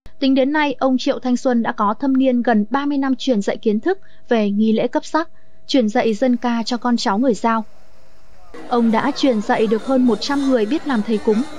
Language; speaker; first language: Vietnamese; native; Vietnamese